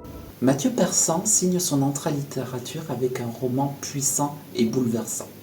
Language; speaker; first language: French; native; French